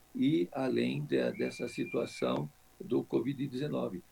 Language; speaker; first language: Portuguese; native; Portuguese